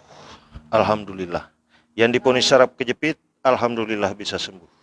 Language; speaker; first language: Indonesian; native; Indonesian